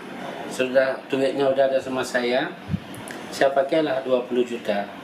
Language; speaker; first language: Indonesian; non-native, local second language; Achinese